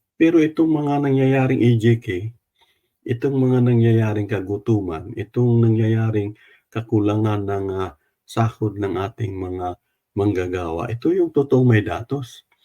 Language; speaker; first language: Filipino; non-native, local second language; Cebuano